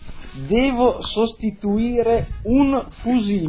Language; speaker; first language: Italian; native; Italian